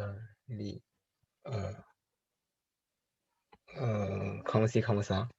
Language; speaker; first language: French; non-native, learner; Chinese